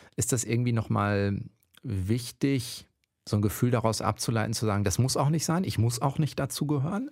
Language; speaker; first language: German; native; German